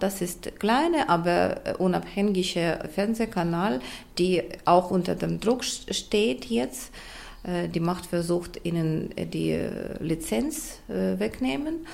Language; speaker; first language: German; non-native, fluent; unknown